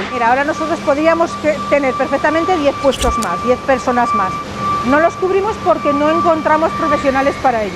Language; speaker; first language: Spanish; native; Spanish